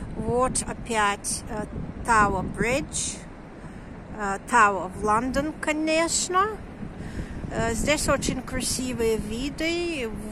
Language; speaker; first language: Russian; non-native, learner; English